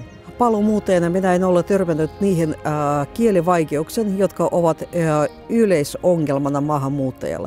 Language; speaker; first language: Finnish; non-native, fluent; Russian